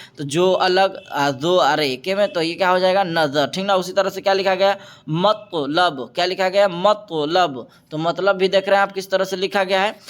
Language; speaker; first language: Hindi; native; Hindi